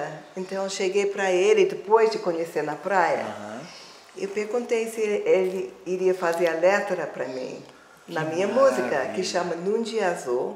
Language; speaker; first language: Portuguese; non-native, fluent; English